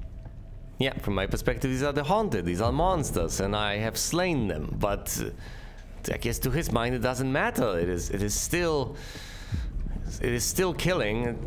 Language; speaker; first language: English; native; English